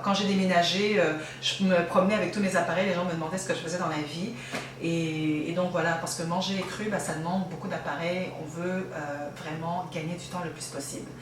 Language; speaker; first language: French; native; French